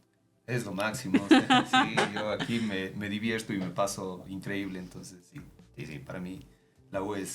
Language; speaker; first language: Spanish; native; Spanish